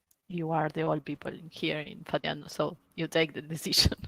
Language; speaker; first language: English; non-native, learner; Spanish